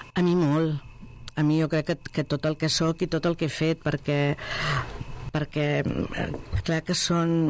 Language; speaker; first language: Catalan; non-native, local second language; Spanish